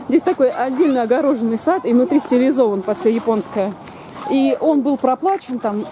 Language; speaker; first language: Russian; native; Russian